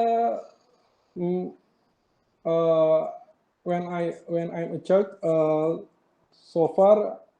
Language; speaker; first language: English; non-native, learner; Indonesian